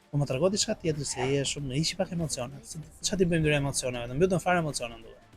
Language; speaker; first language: Albanian; native; Albanian